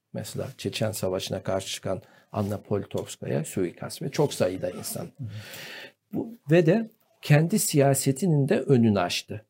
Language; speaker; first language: Turkish; native; Turkish